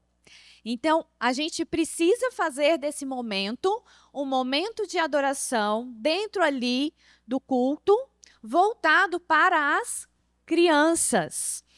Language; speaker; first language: Portuguese; native; Portuguese